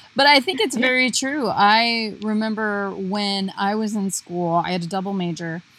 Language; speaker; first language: English; non-native, fluent; Russian